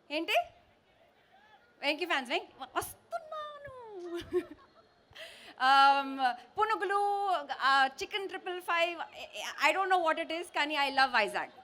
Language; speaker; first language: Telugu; non-native, learner; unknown